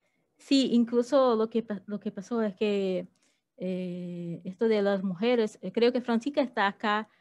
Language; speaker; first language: Spanish; non-native, fluent; Portuguese